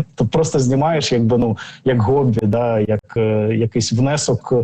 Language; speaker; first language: Ukrainian; non-native, local second language; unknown